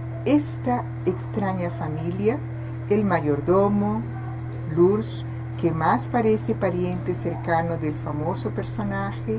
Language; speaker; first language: Spanish; non-native, fluent; Portuguese